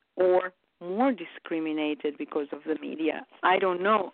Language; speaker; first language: English; early bilingual, other home language; Romanian